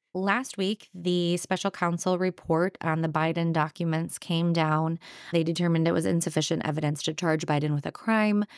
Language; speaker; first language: English; native; English